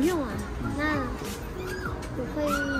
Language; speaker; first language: Chinese; non-native, fluent; Vietnamese